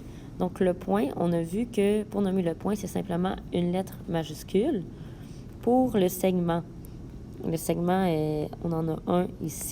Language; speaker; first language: French; native; French